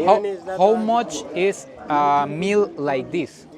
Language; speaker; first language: English; non-native, learner; Spanish